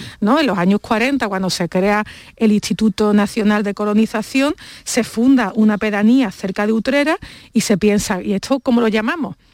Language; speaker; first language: Spanish; native; Spanish